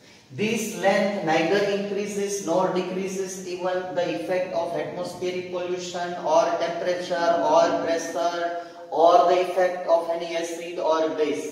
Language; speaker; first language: English; non-native, local second language; Hindi